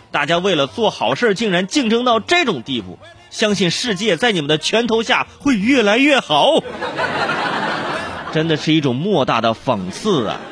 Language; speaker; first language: Chinese; native; Chinese